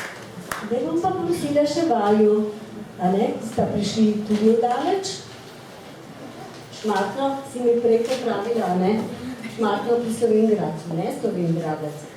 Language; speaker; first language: Slovenian; native; Slovenian